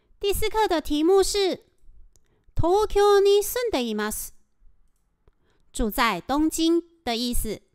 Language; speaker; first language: Chinese; non-native, fluent; Japanese